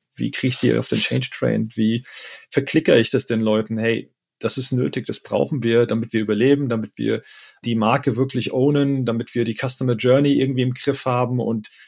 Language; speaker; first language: German; early bilingual, other home language; Arabic